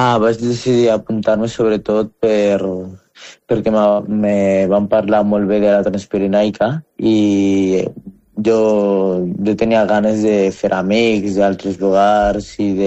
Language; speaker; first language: Catalan; non-native, fluent; Arabic